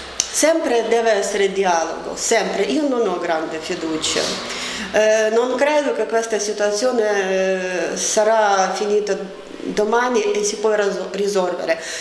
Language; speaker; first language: Italian; non-native, fluent; Ukrainian